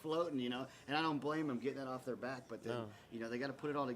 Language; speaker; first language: English; native; English